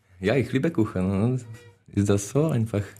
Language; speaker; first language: German; non-native, learner; Czech